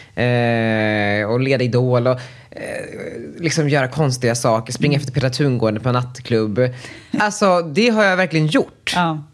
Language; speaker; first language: Swedish; native; Swedish